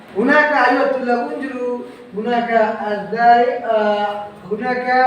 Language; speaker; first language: Arabic; non-native, fluent; Bangla